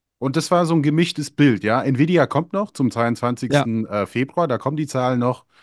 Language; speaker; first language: German; early bilingual, other home language; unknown